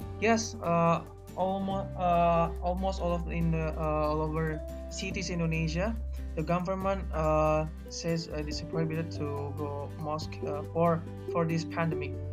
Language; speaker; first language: English; non-native, learner; Indonesian